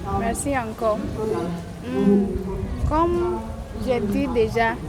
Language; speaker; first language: French; non-native, learner; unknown